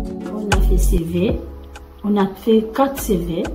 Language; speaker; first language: French; non-native, learner; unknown